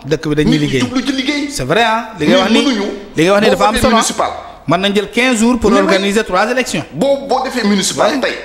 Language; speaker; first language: Wolof; native; Wolof